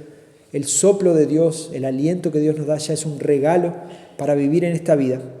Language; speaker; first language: Spanish; native; Spanish